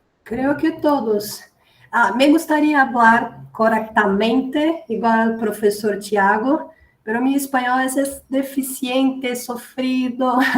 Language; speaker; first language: Spanish; non-native, learner; Portuguese